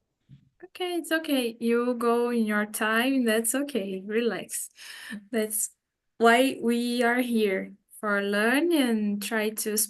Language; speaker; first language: English; non-native, fluent; Portuguese